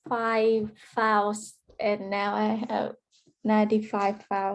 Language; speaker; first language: English; early bilingual, heritage; Vietnamese